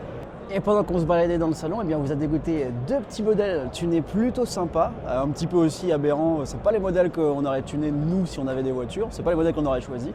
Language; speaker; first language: French; native; French